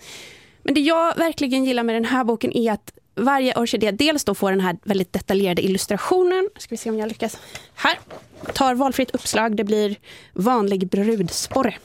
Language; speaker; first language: Swedish; native; Swedish